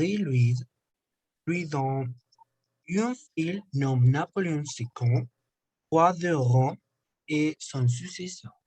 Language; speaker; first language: French; non-native, learner; Spanish